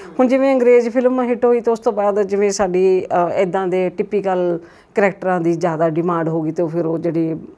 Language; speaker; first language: Punjabi; native; Punjabi